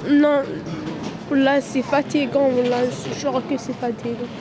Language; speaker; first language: French; non-native, learner; Arabic